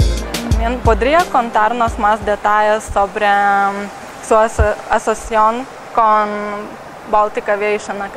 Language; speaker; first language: Spanish; non-native, learner; Lithuanian